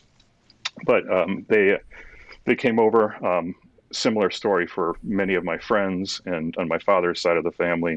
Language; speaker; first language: English; early bilingual, other home language; Ukrainian